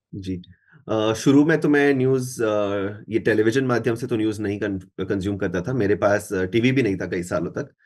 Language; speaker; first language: Hindi; non-native, local second language; Marathi